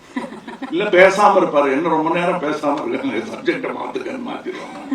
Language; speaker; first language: Tamil; native; Tamil